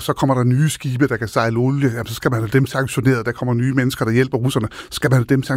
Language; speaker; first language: Danish; native; Danish